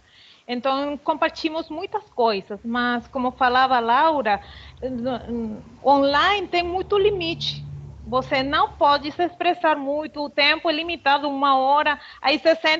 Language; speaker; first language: Portuguese; non-native, fluent; Spanish